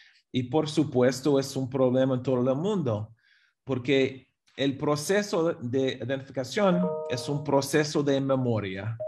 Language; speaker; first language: Spanish; non-native, fluent; English